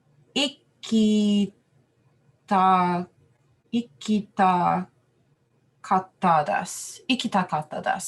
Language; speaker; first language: Japanese; non-native, learner; English